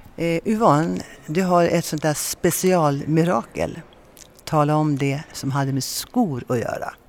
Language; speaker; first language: Swedish; native; Swedish